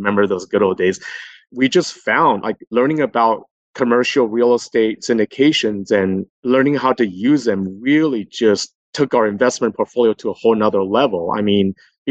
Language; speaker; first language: English; native; English